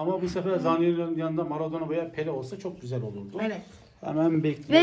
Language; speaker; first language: Turkish; native; Turkish